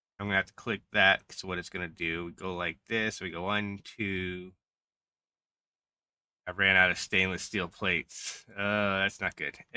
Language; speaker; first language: English; native; English